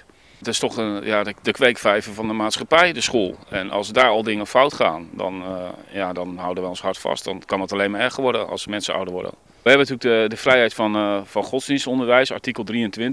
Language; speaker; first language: Dutch; native; Dutch